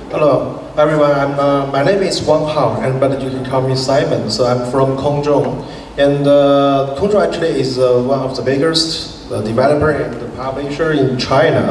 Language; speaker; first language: English; non-native, fluent; Chinese